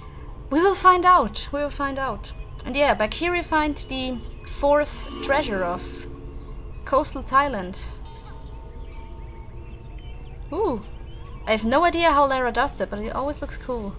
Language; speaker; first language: English; non-native, fluent; German